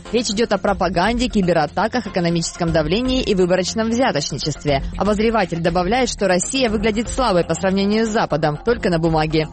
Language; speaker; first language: Russian; native; Russian